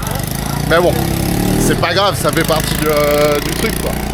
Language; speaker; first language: French; native; French